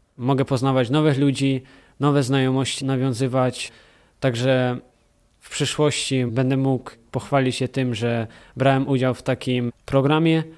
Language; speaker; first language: Polish; early bilingual, heritage; Polish